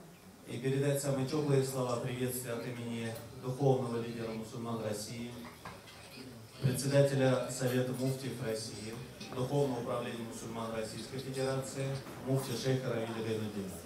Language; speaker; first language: Russian; native; Russian